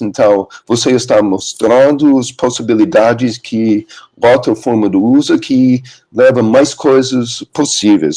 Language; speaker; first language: Portuguese; non-native, learner; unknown